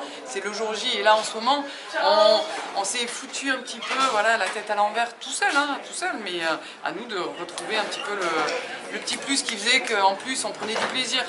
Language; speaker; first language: French; native; French